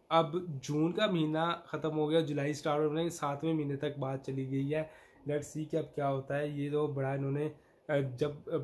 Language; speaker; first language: Urdu; non-native, local second language; Punjabi